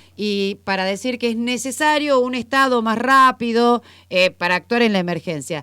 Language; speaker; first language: Spanish; native; Spanish